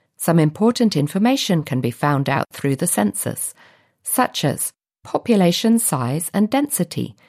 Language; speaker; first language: English; native; English